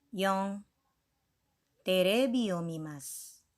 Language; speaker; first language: Japanese; non-native, fluent; Indonesian